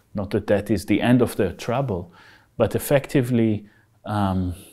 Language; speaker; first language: English; non-native, fluent; Hebrew